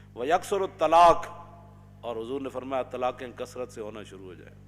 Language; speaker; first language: Urdu; non-native, local second language; Punjabi